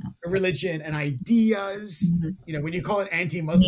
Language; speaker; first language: English; native; English